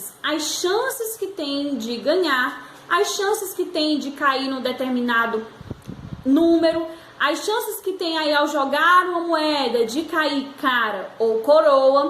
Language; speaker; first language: Portuguese; native; Portuguese